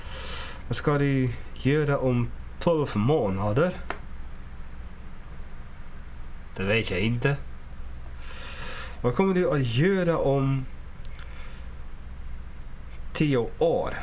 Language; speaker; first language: Swedish; non-native, learner; English